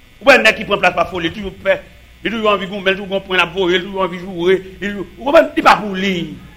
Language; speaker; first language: French; non-native, local second language; Haitian Creole